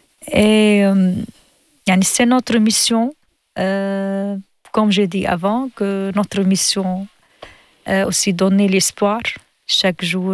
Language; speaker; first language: French; non-native, learner; Arabic